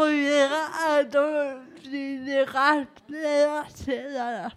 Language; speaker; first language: Spanish; non-native, learner; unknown